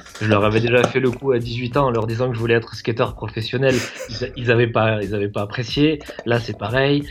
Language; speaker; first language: French; native; French